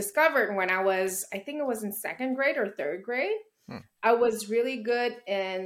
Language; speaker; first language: English; native; English